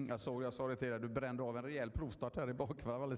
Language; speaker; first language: Swedish; native; Swedish